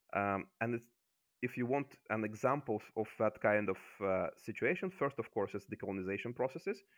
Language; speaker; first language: English; non-native, fluent; Azerbaijani